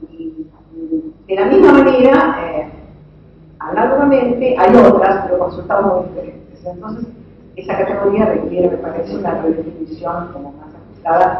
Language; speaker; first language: Spanish; native; Spanish